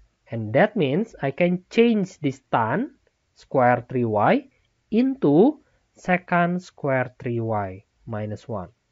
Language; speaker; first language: English; non-native, fluent; Indonesian